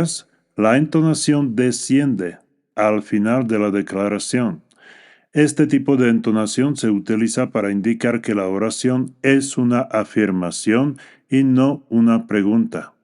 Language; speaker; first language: Spanish; non-native, fluent; English